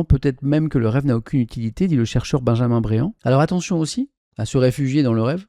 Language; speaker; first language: French; native; French